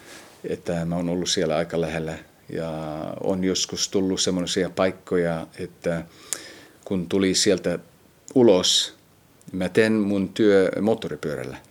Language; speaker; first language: Finnish; early bilingual, heritage; Finnish